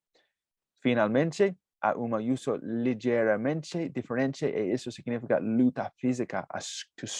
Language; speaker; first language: Portuguese; non-native, fluent; English